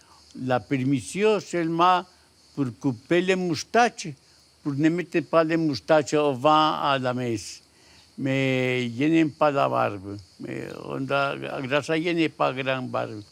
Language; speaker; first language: French; non-native, learner; Spanish